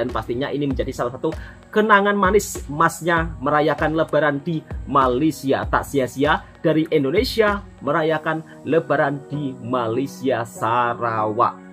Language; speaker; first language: Indonesian; native; Indonesian